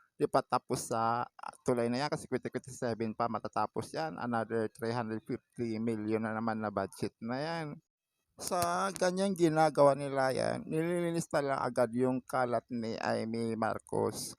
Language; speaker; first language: Filipino; non-native, local second language; Waray